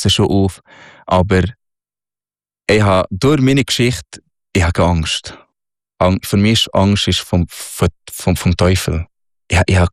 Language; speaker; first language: German; non-native, fluent; Arabic